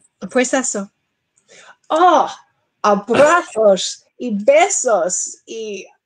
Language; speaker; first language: Spanish; non-native, fluent; English